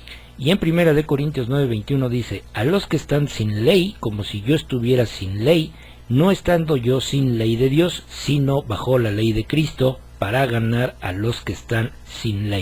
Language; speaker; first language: Spanish; native; Spanish